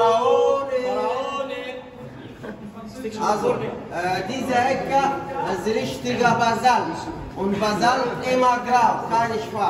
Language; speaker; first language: German; non-native, learner; Arabic